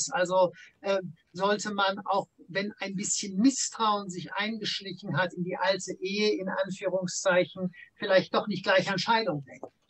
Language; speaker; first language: German; native; German